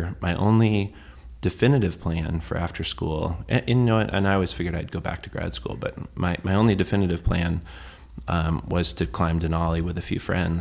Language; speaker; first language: English; native; English